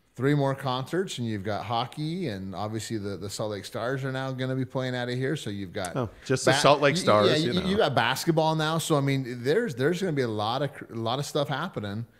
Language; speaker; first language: English; native; English